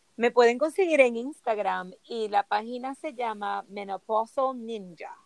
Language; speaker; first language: Spanish; native; Spanish